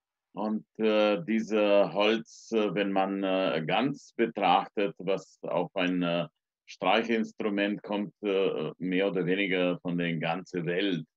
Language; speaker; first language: German; non-native, fluent; Romanian